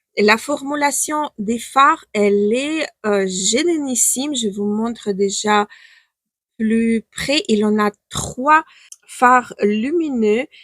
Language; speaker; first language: French; non-native, fluent; Ukrainian